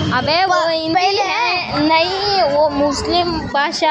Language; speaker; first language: Hindi; non-native, local second language; Kannada